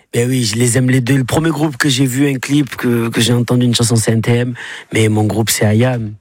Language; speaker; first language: French; native; French